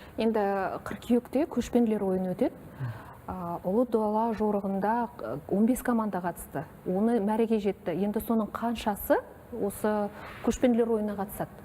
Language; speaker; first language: Kazakh; native; Kazakh